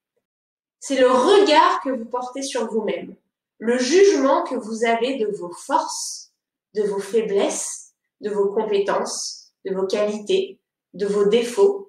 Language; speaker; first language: French; native; French